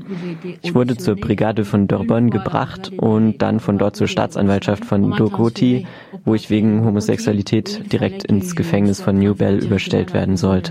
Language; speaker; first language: German; non-native, fluent; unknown